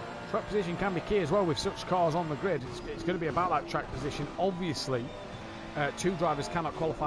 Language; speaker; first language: English; native; English